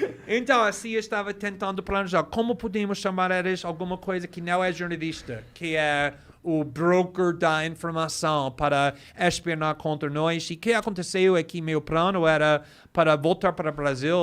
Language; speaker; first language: Portuguese; non-native, fluent; English